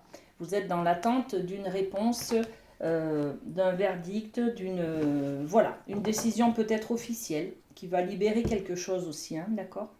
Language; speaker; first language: French; native; French